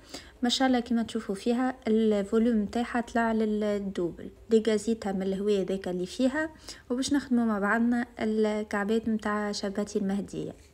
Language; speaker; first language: Arabic; native; Arabic